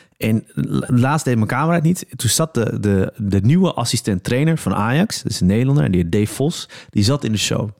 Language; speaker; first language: Dutch; early bilingual, other home language; Polish